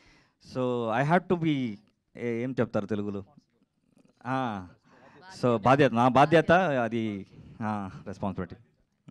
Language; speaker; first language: Telugu; non-native, learner; Kannada